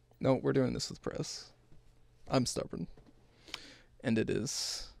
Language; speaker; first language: English; native; English